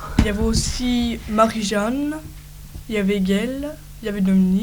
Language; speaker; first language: French; native; French